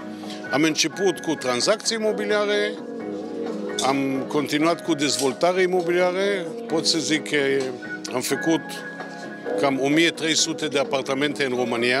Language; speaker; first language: Romanian; non-native, fluent; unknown